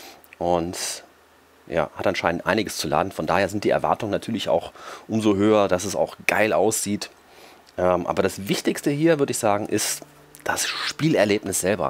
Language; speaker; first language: German; native; German